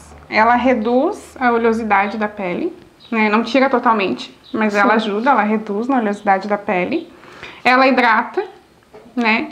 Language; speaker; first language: Portuguese; native; Portuguese